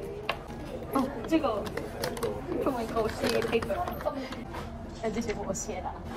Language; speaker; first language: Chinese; non-native, learner; Japanese